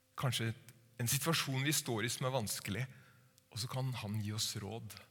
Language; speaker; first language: Norwegian; native; Norwegian